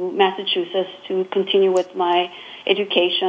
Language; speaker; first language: English; non-native, fluent; Spanish